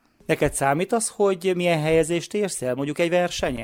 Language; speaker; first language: Hungarian; native; Hungarian